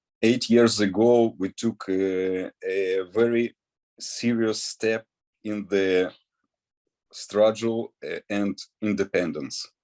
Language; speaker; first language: English; non-native, learner; Ukrainian